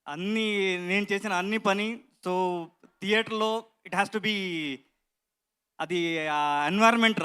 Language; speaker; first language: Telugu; non-native, learner; Kannada